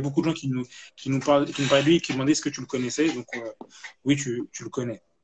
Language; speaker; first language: French; native; French